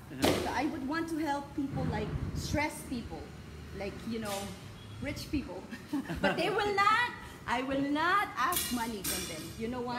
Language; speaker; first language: English; non-native, local second language; Filipino